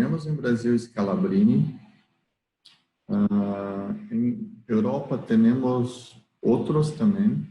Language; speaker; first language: Spanish; non-native, learner; Portuguese